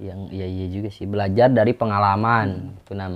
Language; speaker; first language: Indonesian; non-native, local second language; Sundanese